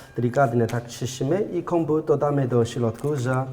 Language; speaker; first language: Polish; non-native, fluent; Burmese